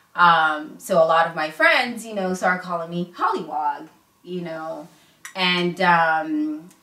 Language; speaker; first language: English; early bilingual, other home language; Igbo